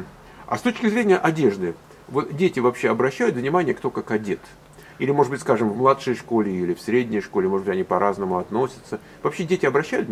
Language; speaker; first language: Russian; native; Russian